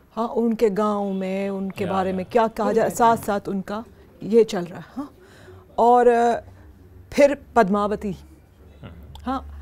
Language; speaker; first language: Hindi; native; Hindi